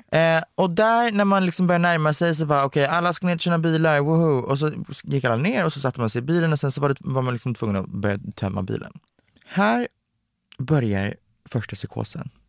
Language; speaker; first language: Swedish; native; Swedish